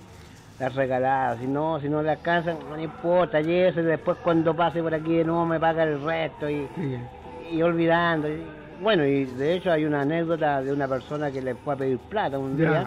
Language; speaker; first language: Spanish; native; Spanish